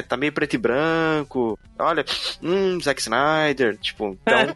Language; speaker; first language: Portuguese; native; Portuguese